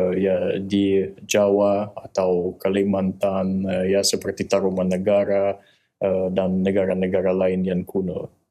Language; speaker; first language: Indonesian; non-native, fluent; Russian